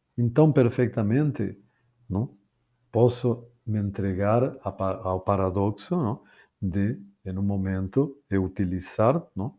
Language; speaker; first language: Portuguese; non-native, fluent; Spanish